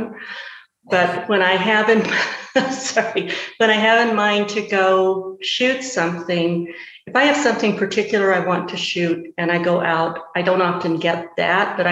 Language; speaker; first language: English; native; English